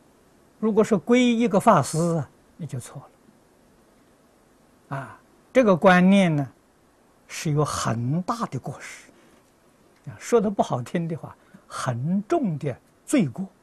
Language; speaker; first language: Chinese; native; Chinese